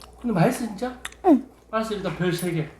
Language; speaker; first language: Korean; native; Korean